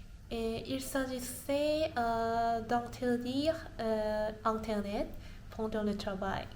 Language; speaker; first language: French; non-native, learner; Korean